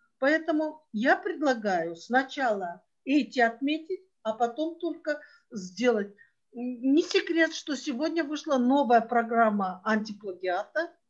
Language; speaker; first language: Russian; non-native, local second language; Kyrgyz